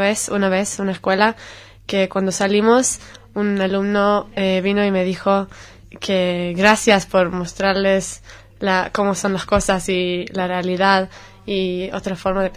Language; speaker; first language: Spanish; non-native, learner; Hebrew